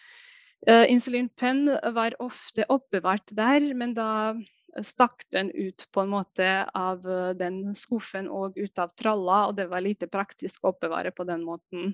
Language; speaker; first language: Norwegian; non-native, fluent; Bosnian